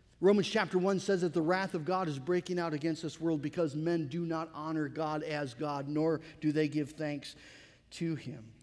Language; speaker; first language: English; native; English